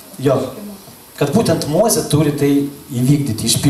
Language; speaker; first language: Lithuanian; non-native, local second language; Russian